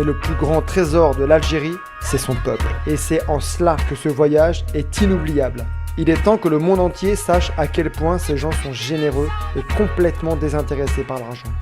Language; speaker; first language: French; native; French